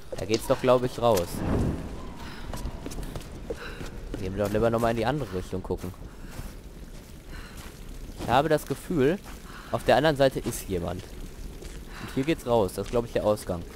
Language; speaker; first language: German; native; German